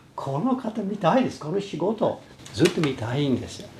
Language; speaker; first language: Japanese; non-native, fluent; English